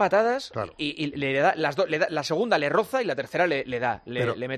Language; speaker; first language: Spanish; native; Spanish